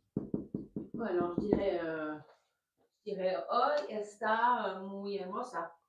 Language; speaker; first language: French; native; French